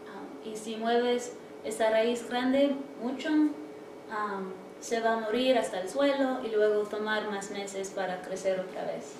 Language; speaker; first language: Spanish; early bilingual, heritage; English